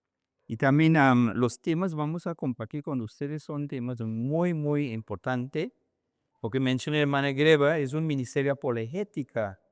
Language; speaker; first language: Spanish; non-native, learner; English